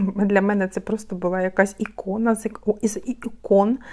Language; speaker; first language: Ukrainian; non-native, local second language; Russian